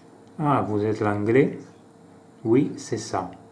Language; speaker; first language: French; non-native, learner; Italian